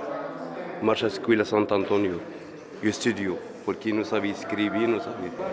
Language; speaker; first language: Spanish; non-native, learner; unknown